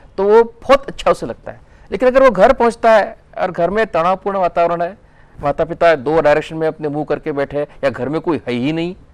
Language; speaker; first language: Hindi; non-native, local second language; Marathi